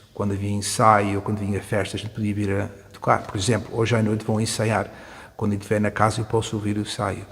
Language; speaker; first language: Portuguese; early bilingual, heritage; Portuguese